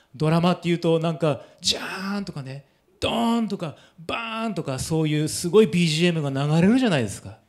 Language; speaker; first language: Japanese; native; Japanese